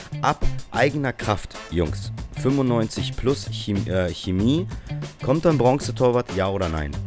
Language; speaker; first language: German; early bilingual, other home language; Russian